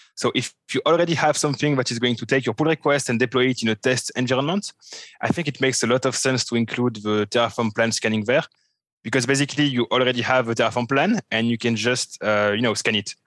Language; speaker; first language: English; non-native, fluent; French